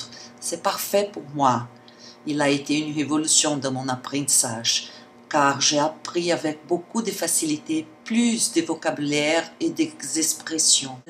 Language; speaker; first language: French; non-native, learner; Portuguese